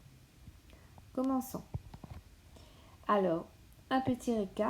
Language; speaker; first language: French; non-native, local second language; Morisyen